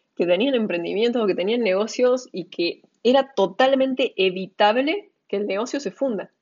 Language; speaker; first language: Spanish; native; Spanish